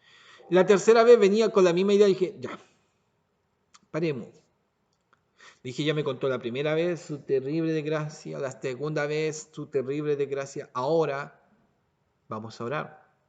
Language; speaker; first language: Spanish; native; Spanish